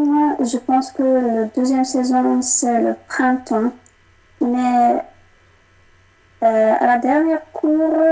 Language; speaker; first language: French; non-native, learner; Arabic